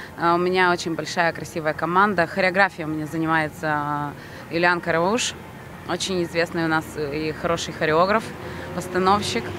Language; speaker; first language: Russian; non-native, local second language; Romanian